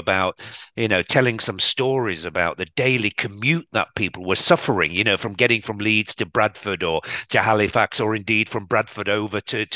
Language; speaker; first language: English; native; English